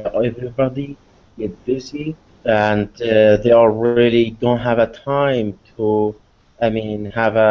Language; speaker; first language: English; non-native, learner; Arabic